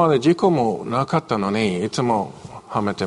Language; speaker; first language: Japanese; non-native, fluent; English